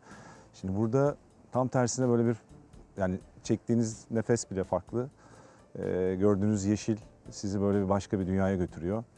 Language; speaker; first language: Turkish; native; Turkish